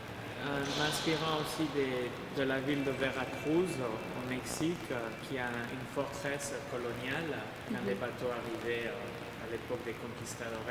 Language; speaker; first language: French; non-native, fluent; Spanish